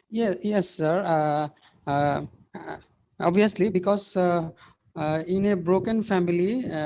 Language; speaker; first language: English; non-native, learner; Bangla